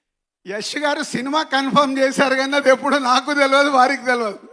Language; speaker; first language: Telugu; native; Telugu